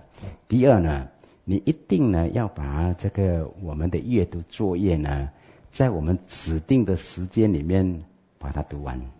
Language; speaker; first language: Chinese; native; Chinese